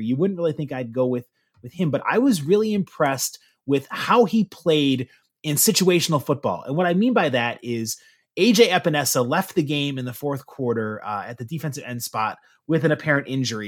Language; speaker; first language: English; native; English